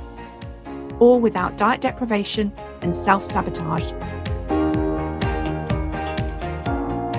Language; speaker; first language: English; native; English